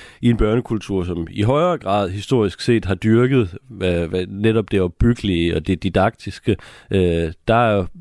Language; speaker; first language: Danish; native; Danish